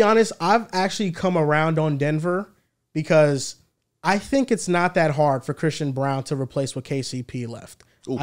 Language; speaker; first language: English; native; English